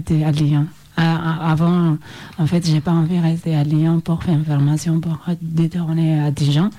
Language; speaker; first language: French; non-native, learner; Oromo